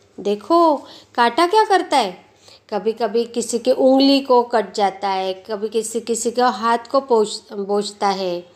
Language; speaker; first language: Hindi; non-native, local second language; Marathi